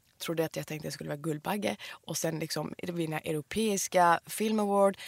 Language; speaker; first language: Swedish; early bilingual, other home language; Persian